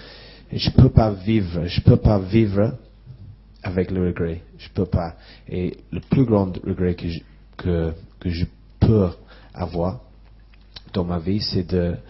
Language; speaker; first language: French; non-native, fluent; English